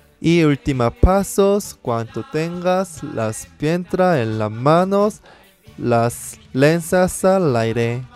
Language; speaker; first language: Spanish; non-native, learner; Korean